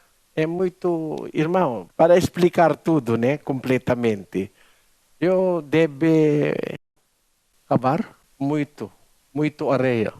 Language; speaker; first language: Portuguese; non-native, learner; Filipino